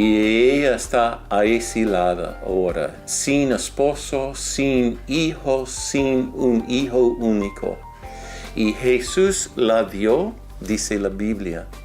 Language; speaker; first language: Spanish; non-native, fluent; English